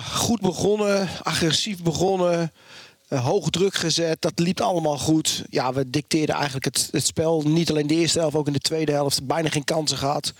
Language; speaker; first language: Dutch; native; Dutch